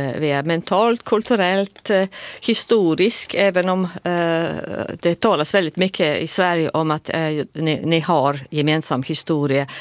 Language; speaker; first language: Swedish; non-native, fluent; Latvian